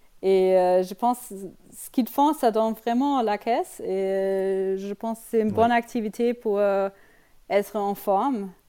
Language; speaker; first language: French; non-native, learner; German